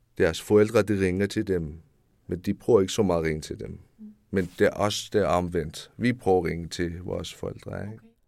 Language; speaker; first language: Danish; non-native, learner; Persian